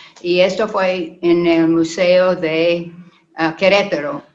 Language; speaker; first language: Spanish; non-native, learner; English